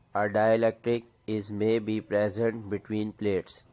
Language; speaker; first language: English; non-native, local second language; Urdu